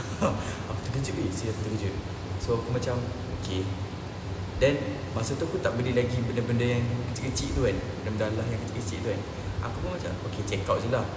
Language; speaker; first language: Malay; native; Malay